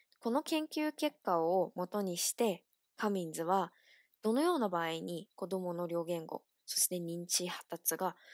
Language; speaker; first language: Japanese; non-native, fluent; Chinese